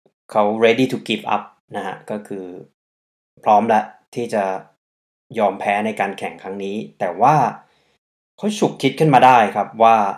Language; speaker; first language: Thai; native; Thai